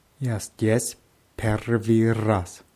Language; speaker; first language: Russian; non-native, learner; German